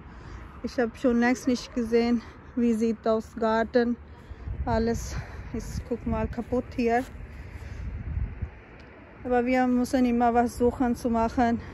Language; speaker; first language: German; non-native, learner; Urdu